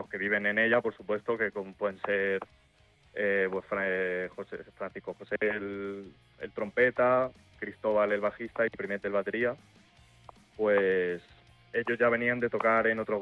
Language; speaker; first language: Spanish; native; Spanish